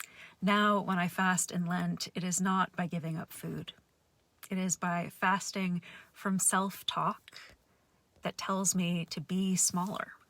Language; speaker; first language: English; native; English